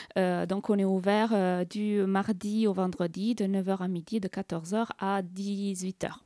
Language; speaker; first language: French; non-native, fluent; Italian